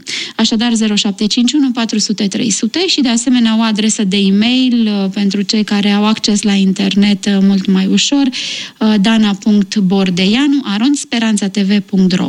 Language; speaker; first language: Romanian; native; Romanian